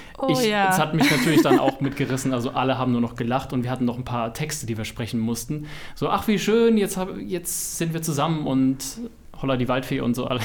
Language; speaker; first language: German; native; German